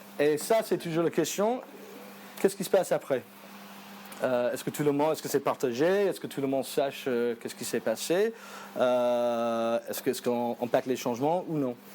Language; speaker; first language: French; non-native, fluent; English